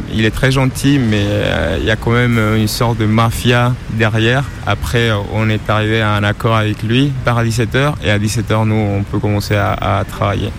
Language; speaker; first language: French; non-native, fluent; Spanish